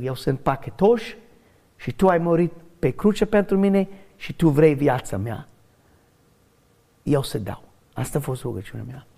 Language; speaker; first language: Romanian; non-native, learner; English